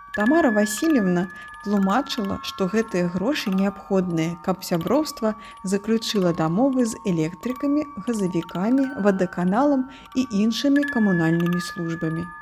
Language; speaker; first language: Belarusian; native; Belarusian